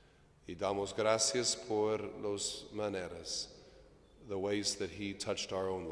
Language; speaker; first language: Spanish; non-native, fluent; English